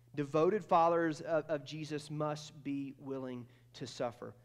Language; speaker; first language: English; native; English